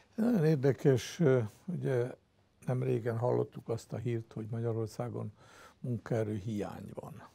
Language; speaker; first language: Hungarian; native; Hungarian